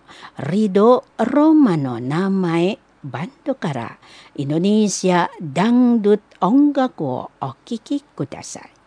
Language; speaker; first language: Japanese; non-native, learner; Indonesian